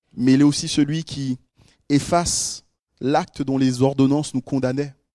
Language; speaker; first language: French; native; French